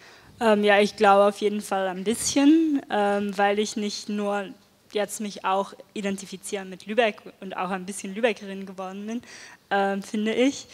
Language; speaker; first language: German; non-native, fluent; Dutch